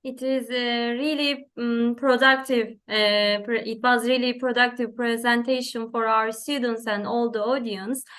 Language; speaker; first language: English; non-native, fluent; Turkish